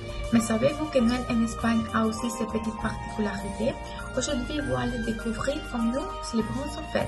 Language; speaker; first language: French; non-native, learner; Russian